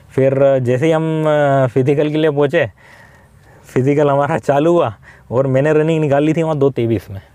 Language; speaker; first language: Hindi; native; Hindi